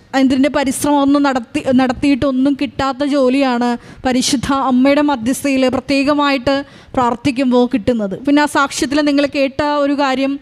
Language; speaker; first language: Malayalam; native; Malayalam